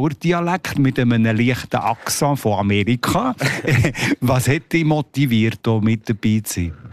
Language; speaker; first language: German; native; German